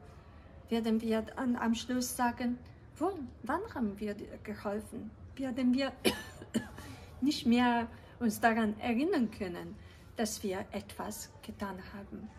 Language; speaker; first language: German; non-native, fluent; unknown